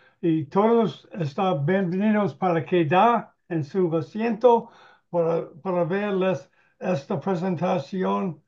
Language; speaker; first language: Spanish; non-native, learner; English